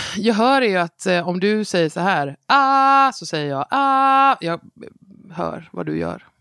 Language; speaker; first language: Swedish; native; Swedish